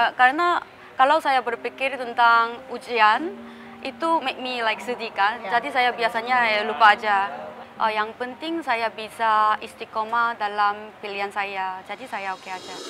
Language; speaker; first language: Indonesian; non-native, fluent; Korean